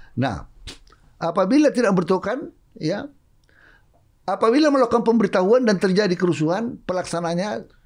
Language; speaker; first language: Indonesian; native; Indonesian